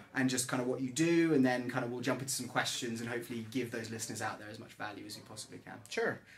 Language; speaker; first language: English; native; English